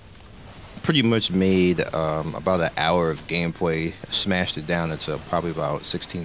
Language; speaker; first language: English; native; English